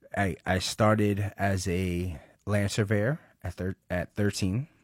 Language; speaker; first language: English; early bilingual, other home language; Spanish